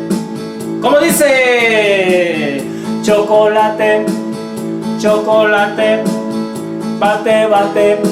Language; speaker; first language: Spanish; native; Spanish